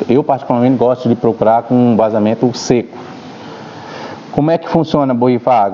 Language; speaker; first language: Portuguese; native; Portuguese